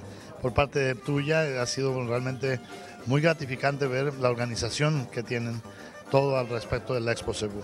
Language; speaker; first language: Spanish; native; Spanish